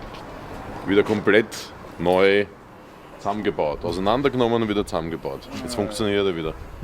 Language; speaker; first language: German; native; German